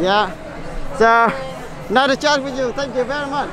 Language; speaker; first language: English; non-native, learner; Vietnamese